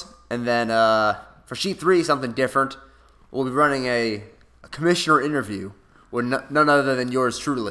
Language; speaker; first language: English; native; English